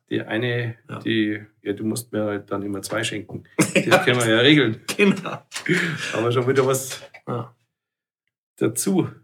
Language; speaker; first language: German; native; German